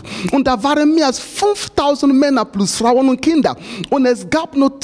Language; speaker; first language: German; non-native, fluent; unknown